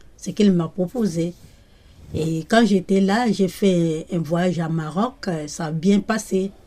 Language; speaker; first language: French; non-native, local second language; Lingala